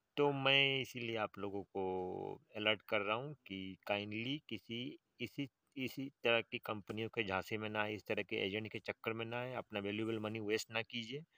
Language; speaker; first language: Hindi; native; Hindi